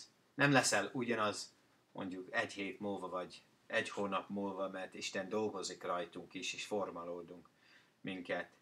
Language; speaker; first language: Hungarian; non-native, learner; English